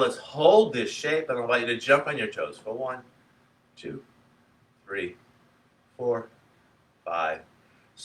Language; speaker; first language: English; native; English